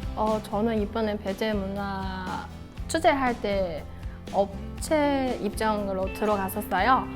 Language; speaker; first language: Korean; non-native, fluent; Chinese